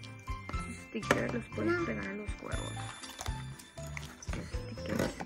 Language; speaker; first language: Spanish; native; Spanish